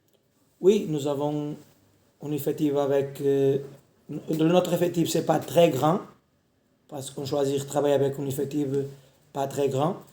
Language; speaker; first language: French; non-native, learner; Portuguese